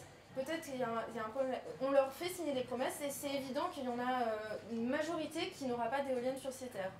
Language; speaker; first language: French; native; French